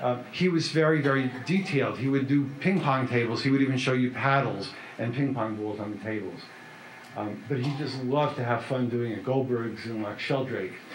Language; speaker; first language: English; native; English